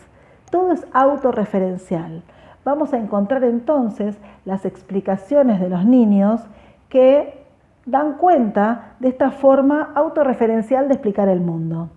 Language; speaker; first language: Spanish; native; Spanish